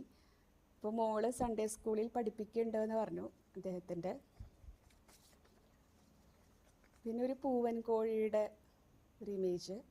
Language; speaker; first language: Malayalam; native; Malayalam